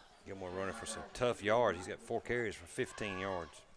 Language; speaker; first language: English; native; English